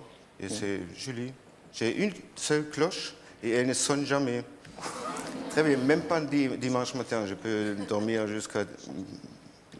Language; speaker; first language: French; non-native, learner; German